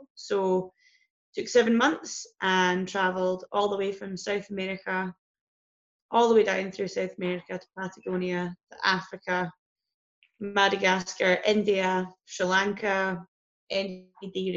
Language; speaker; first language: English; native; English